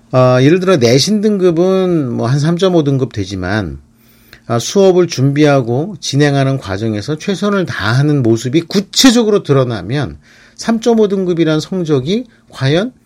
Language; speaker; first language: Korean; native; Korean